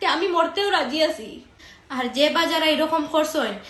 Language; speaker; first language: Bangla; native; Bangla